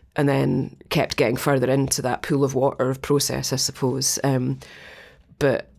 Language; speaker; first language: English; native; English